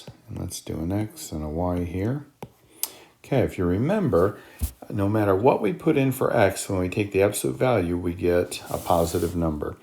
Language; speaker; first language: English; native; English